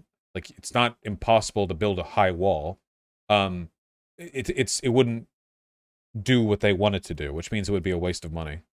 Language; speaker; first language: English; native; English